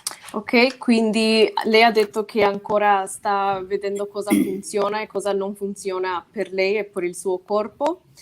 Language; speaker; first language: Italian; non-native, fluent; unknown